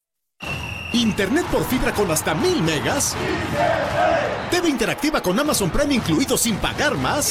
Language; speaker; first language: Spanish; native; Spanish